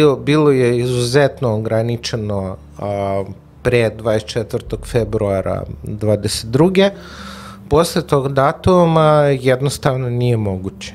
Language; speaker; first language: Serbian; non-native, fluent; Russian